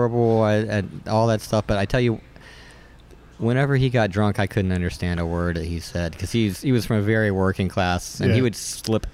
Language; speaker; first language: English; native; English